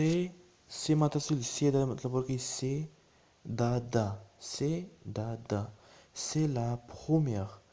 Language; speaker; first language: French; non-native, learner; Pashto